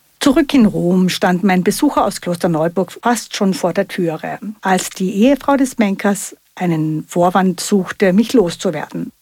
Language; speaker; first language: German; native; German